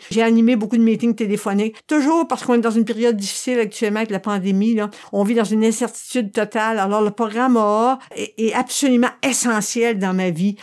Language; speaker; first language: French; native; French